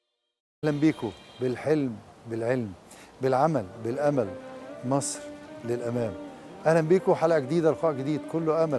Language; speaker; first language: Arabic; native; Arabic